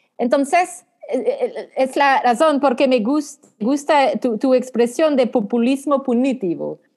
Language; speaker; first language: Spanish; non-native, fluent; French